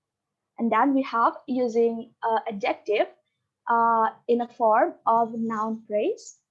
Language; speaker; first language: English; non-native, learner; Indonesian